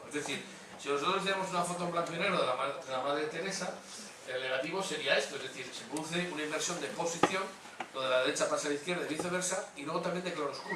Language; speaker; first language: Spanish; native; Spanish